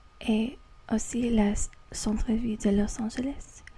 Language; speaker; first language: French; non-native, learner; English